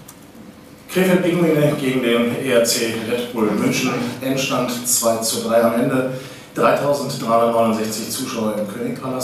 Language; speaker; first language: German; native; German